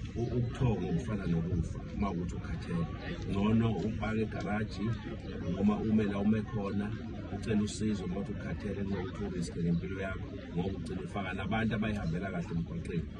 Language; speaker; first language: Zulu; native; Zulu